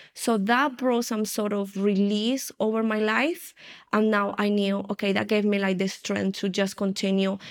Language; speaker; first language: English; non-native, fluent; Spanish